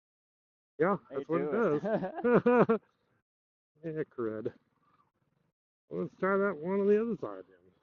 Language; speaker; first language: English; native; English